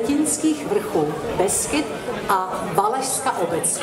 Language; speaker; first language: Czech; native; Czech